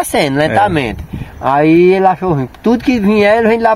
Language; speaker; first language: Portuguese; native; Portuguese